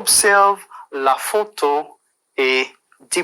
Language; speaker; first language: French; non-native, fluent; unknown